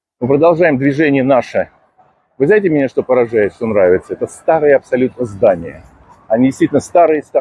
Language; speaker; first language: Russian; native; Russian